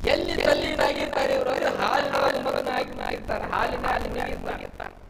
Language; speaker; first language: Kannada; native; Kannada